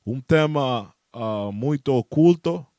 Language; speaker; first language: Portuguese; non-native, learner; Spanish